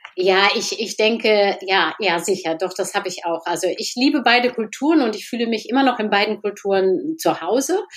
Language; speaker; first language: German; native; German